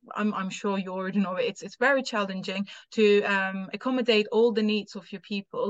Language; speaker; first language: English; non-native, fluent; Turkish